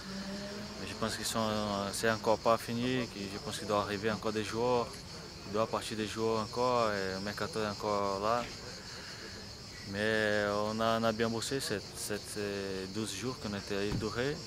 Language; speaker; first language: French; non-native, fluent; Portuguese